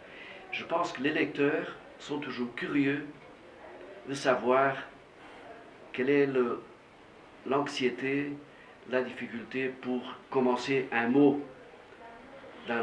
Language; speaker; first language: French; non-native, fluent; Portuguese